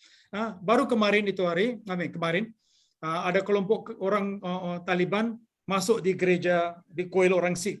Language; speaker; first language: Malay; non-native, local second language; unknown